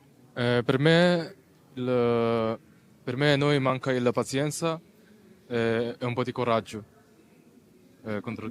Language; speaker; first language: Italian; non-native, learner; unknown